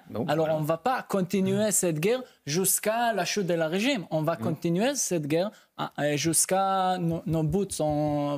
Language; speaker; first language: French; non-native, fluent; Hebrew